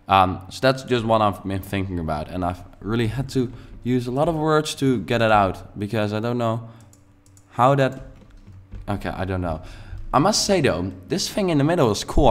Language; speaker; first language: English; non-native, fluent; Dutch